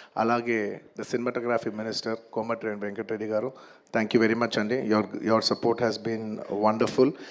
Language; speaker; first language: English; non-native, local second language; Telugu